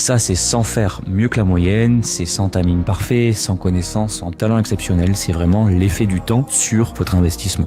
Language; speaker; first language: French; native; French